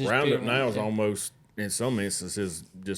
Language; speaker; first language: English; native; English